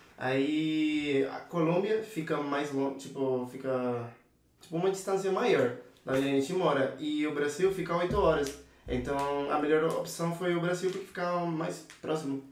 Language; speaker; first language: Portuguese; non-native, fluent; Spanish